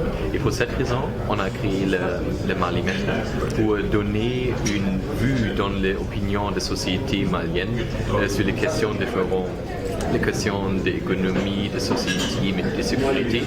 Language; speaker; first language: French; non-native, learner; German